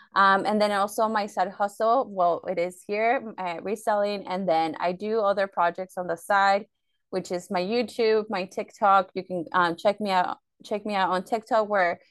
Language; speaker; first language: English; early bilingual, other home language; Spanish